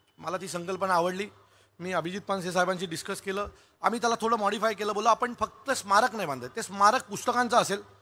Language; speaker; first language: Marathi; native; Marathi